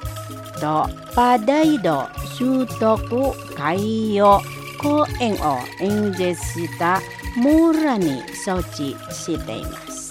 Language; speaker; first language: Japanese; non-native, fluent; Indonesian